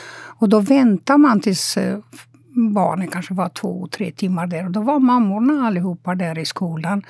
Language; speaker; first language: Swedish; non-native, fluent; Romanian